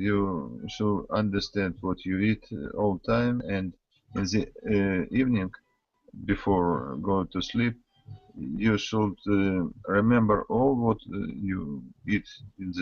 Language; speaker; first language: English; non-native, learner; Russian